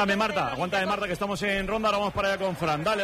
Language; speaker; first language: Spanish; native; Spanish